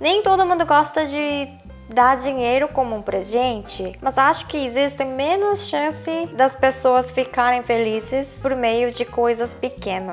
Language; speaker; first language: Portuguese; non-native, fluent; Korean